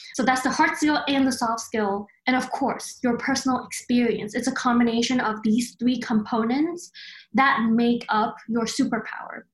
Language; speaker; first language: English; early bilingual, other home language; Chinese